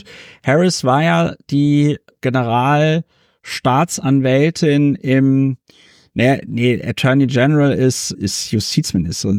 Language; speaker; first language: German; native; German